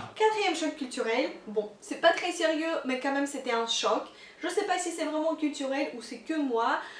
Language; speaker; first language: French; non-native, fluent; Russian